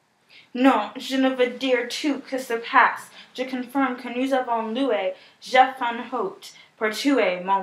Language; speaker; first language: French; non-native, learner; English